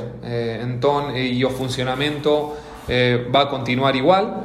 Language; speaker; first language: Portuguese; non-native, learner; Spanish